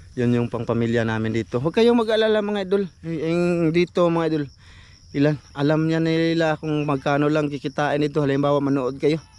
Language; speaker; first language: Filipino; non-native, local second language; Cebuano